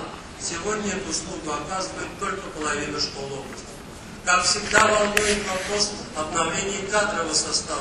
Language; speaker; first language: Russian; native; Russian